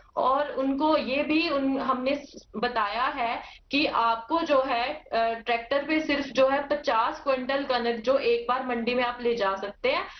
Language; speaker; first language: Hindi; native; Hindi